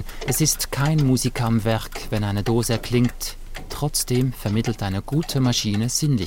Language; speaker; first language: German; native; German